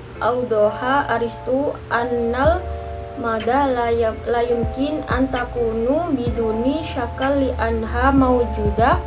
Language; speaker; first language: Arabic; non-native, learner; Indonesian